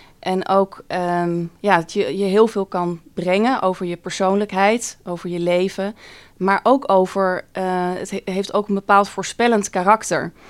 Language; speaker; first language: Dutch; native; Dutch